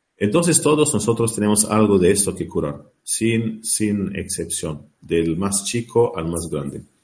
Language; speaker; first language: Spanish; non-native, learner; Arabic